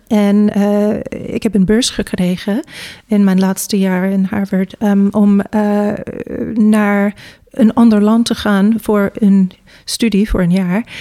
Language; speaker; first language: Dutch; non-native, fluent; English